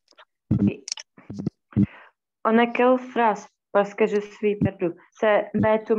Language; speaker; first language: French; non-native, learner; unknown